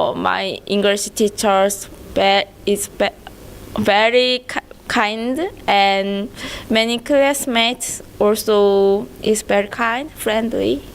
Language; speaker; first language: English; non-native, learner; Korean